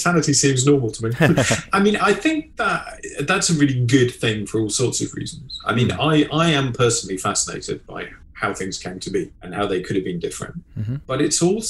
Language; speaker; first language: English; native; English